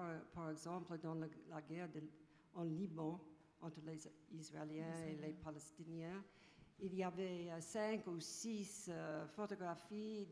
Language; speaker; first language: French; non-native, fluent; English